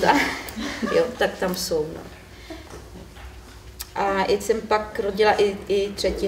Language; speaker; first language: Czech; non-native, learner; German